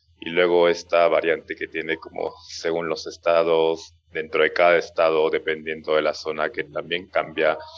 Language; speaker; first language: Spanish; native; Spanish